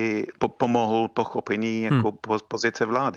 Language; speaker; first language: Czech; non-native, fluent; English